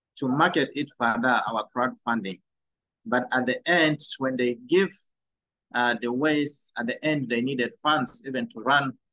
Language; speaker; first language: English; non-native, fluent; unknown